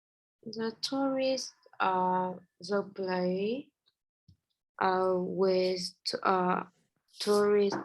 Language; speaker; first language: English; non-native, learner; Vietnamese